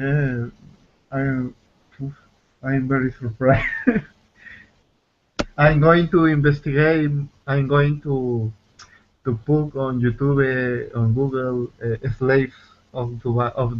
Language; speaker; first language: English; non-native, learner; Spanish